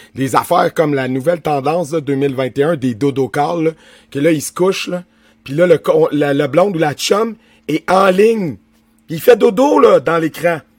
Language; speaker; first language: French; native; French